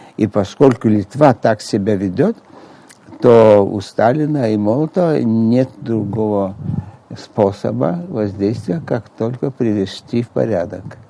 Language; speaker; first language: Russian; native; Russian